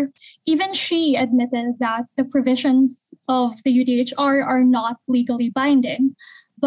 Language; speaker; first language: English; non-native, local second language; Hiligaynon